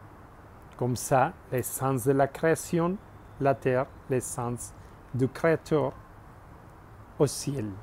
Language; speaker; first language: French; non-native, learner; Spanish